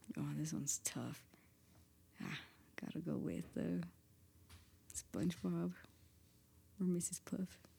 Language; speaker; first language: English; native; English